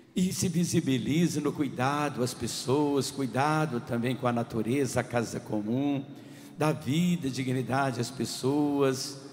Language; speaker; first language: Portuguese; native; Portuguese